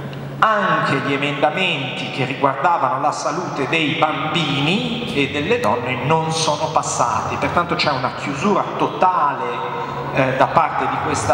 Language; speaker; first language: Italian; native; Italian